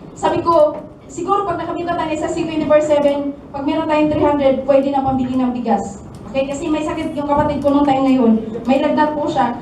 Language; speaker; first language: Filipino; non-native, local second language; Cebuano